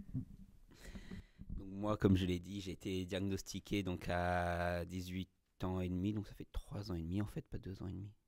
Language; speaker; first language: French; native; French